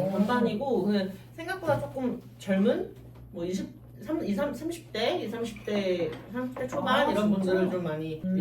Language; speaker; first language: Korean; native; Korean